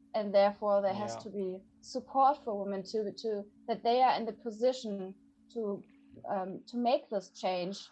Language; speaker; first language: English; non-native, fluent; German